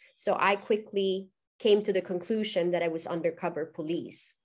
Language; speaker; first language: English; non-native, fluent; Swedish